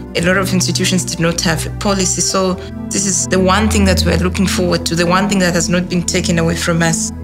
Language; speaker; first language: English; non-native, local second language; Kinyarwanda